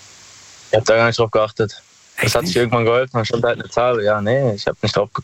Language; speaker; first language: German; native; German